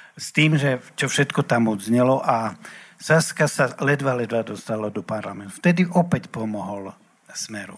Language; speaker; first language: Slovak; native; Slovak